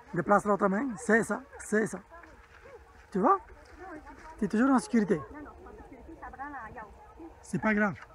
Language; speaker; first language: French; non-native, learner; Bulgarian